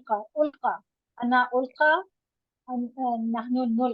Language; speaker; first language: Arabic; non-native, learner; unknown